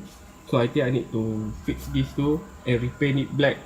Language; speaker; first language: English; non-native, local second language; Malay